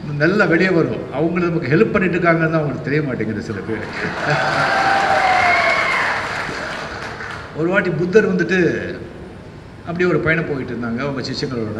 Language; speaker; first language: Tamil; non-native, fluent; Marathi